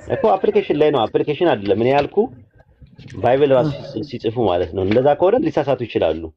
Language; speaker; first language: Amharic; native; Amharic